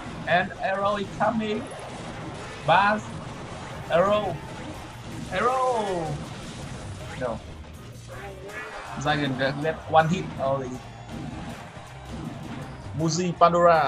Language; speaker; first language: English; non-native, learner; Vietnamese